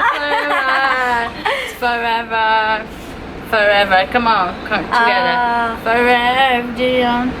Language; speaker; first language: English; non-native, learner; Portuguese